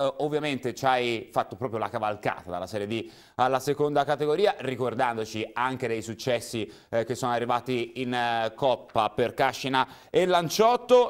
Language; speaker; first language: Italian; native; Italian